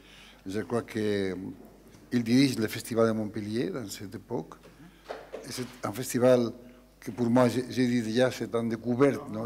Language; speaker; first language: French; non-native, learner; Spanish